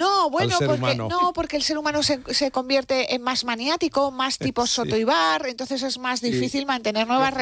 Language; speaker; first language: Spanish; native; Spanish